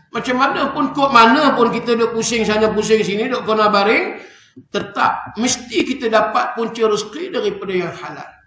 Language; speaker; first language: Malay; native; Malay